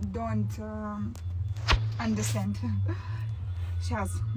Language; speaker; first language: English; non-native, learner; Russian